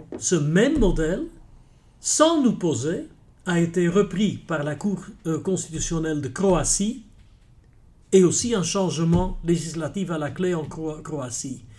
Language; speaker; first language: French; non-native, local second language; Dutch